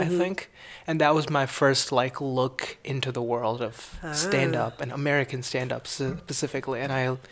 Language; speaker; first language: English; non-native, local second language; Tamil